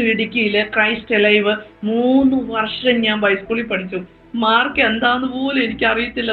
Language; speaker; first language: Malayalam; native; Malayalam